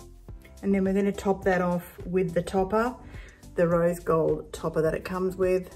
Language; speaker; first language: English; native; English